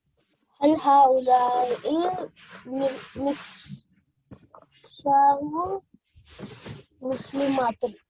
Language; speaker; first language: Arabic; non-native, learner; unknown